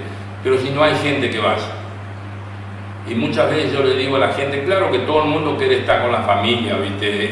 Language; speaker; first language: Spanish; native; Spanish